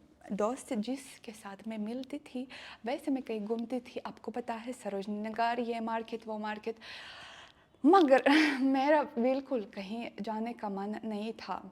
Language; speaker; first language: Hindi; non-native, learner; Russian